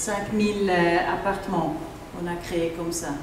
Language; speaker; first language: French; non-native, learner; German